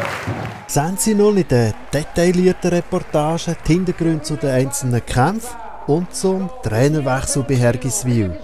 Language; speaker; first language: German; native; German